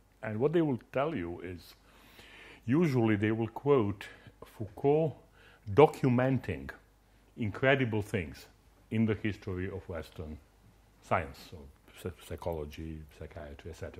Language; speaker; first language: English; non-native, fluent; Croatian